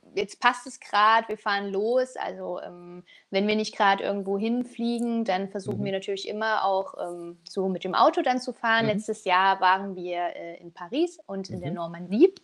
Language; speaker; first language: German; native; German